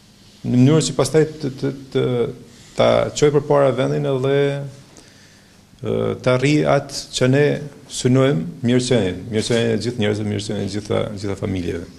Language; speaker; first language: Albanian; native; Albanian